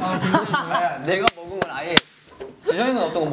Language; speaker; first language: Korean; native; Korean